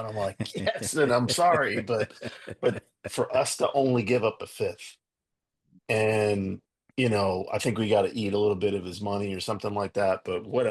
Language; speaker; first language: English; native; English